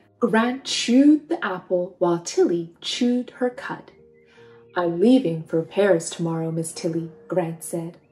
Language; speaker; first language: English; native; English